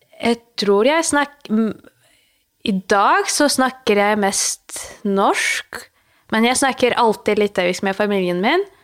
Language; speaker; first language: Norwegian; non-native, fluent; Lithuanian